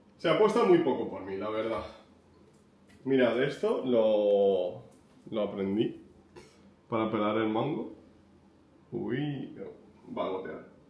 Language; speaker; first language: Spanish; early bilingual, other home language; Ukrainian